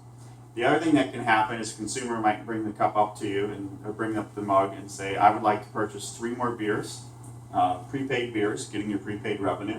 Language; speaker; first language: English; native; English